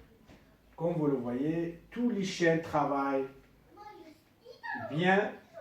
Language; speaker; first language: French; non-native, local second language; Arabic